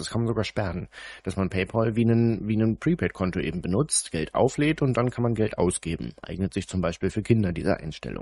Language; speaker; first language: German; native; German